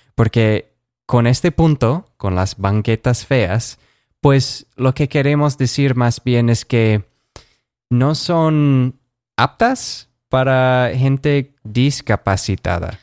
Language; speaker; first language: Spanish; non-native, fluent; English